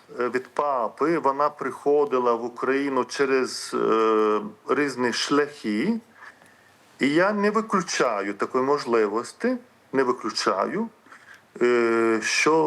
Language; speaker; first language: Ukrainian; non-native, fluent; Lithuanian